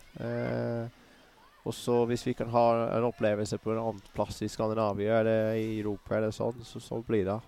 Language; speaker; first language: Norwegian; non-native, fluent; English